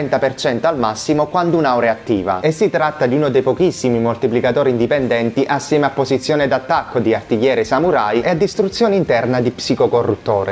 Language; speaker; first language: Italian; native; Italian